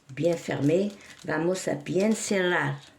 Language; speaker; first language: Spanish; non-native, learner; Arabic